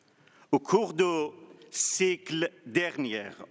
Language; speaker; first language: French; non-native, learner; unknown